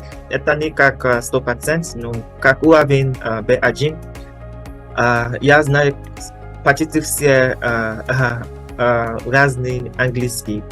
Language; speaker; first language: Russian; non-native, learner; English